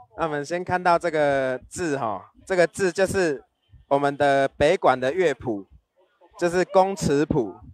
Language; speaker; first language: Chinese; native; Chinese